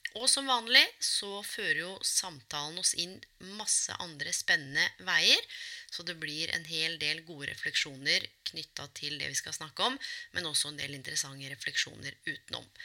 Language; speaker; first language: Norwegian; native; Norwegian